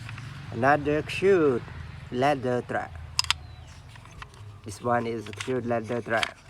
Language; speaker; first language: English; non-native, learner; Indonesian